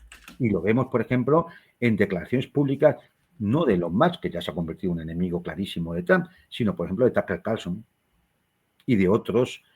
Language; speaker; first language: Spanish; native; Spanish